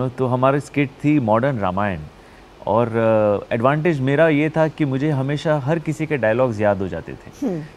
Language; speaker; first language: Hindi; non-native, local second language; Marathi